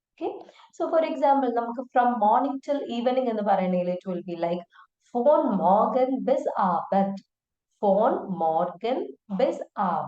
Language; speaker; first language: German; non-native, fluent; Malayalam